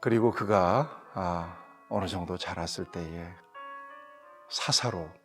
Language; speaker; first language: Korean; native; Korean